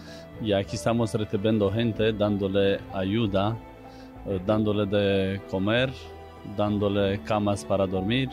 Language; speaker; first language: Spanish; non-native, fluent; Romanian